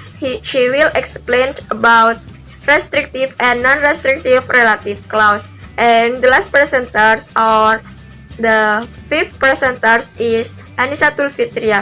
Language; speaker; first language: English; non-native, learner; Indonesian